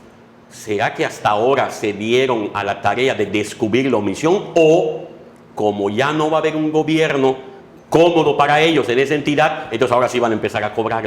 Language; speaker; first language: Spanish; native; Spanish